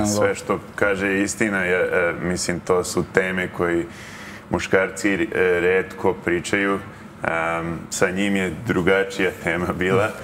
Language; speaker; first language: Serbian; early bilingual, heritage; Serbian